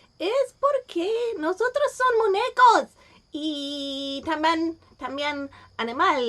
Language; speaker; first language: Spanish; non-native, learner; English